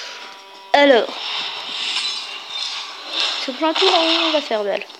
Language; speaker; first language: French; native; French